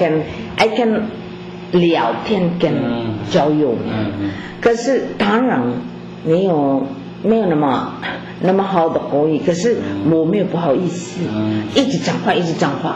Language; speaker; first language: Chinese; non-native, learner; Filipino